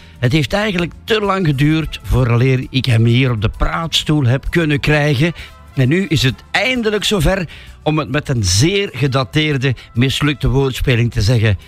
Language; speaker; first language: Dutch; native; Dutch